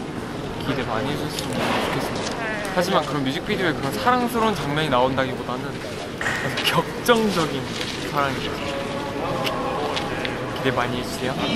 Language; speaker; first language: Korean; non-native, fluent; Japanese